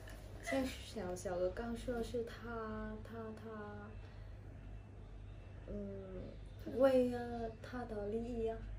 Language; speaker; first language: Chinese; non-native, learner; Vietnamese